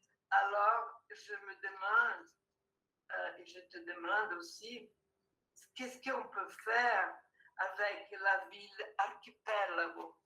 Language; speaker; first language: French; non-native, fluent; Portuguese